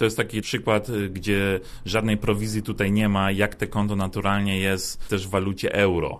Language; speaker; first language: Polish; early bilingual, other home language; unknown